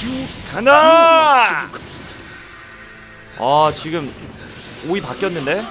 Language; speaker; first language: Korean; native; Korean